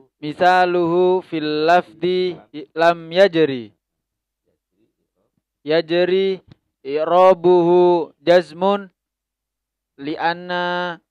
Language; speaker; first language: Arabic; non-native, learner; Indonesian